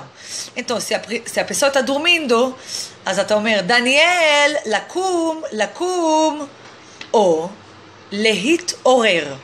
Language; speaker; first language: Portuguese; non-native, fluent; Hebrew